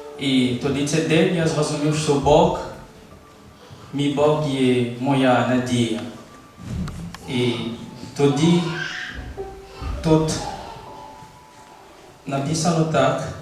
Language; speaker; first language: Ukrainian; non-native, learner; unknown